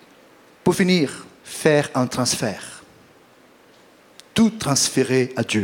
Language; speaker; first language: French; non-native, fluent; Portuguese